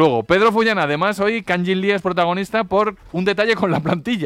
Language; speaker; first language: Spanish; native; Spanish